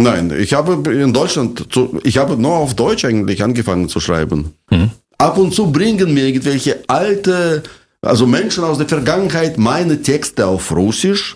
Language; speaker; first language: German; non-native, fluent; Russian